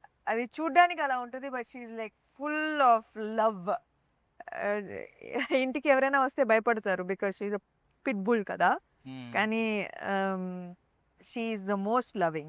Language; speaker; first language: Telugu; non-native, local second language; Tamil